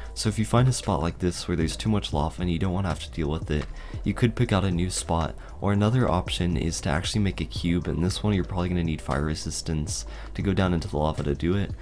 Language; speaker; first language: English; native; English